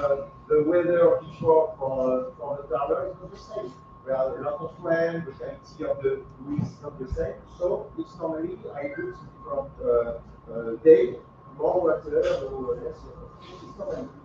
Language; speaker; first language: English; non-native, learner; French